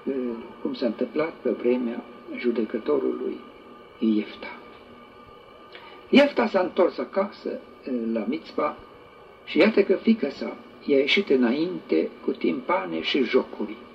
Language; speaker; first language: Romanian; native; Romanian